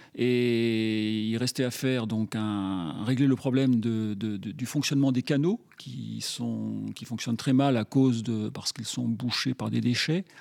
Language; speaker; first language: French; native; French